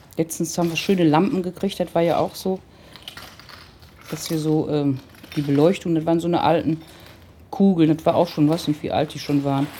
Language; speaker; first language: German; native; German